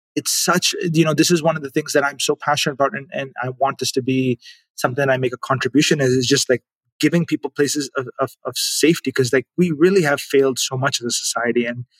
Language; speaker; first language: English; non-native, local second language; Urdu